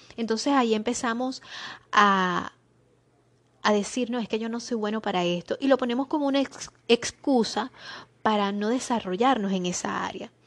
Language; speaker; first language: Spanish; native; Spanish